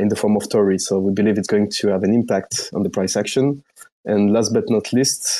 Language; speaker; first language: English; non-native, fluent; French